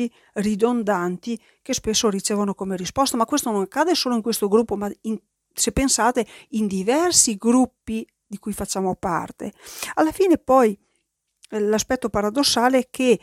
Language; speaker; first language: Italian; native; Italian